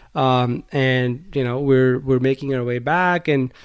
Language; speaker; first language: English; non-native, local second language; Gujarati